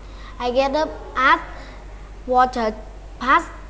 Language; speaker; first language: English; non-native, learner; Vietnamese